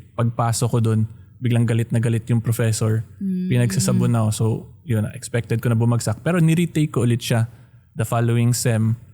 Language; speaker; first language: Filipino; non-native, local second language; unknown